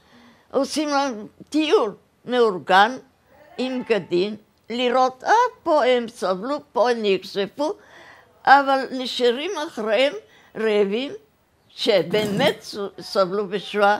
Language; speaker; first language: Hebrew; early bilingual, other home language; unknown